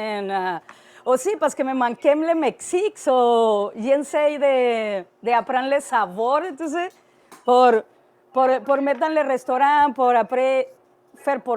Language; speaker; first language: French; non-native, learner; Spanish